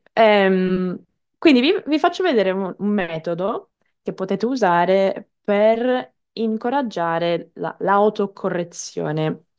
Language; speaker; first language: Italian; non-native, fluent; English